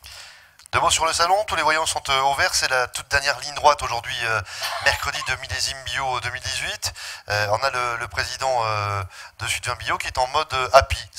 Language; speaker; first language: French; native; French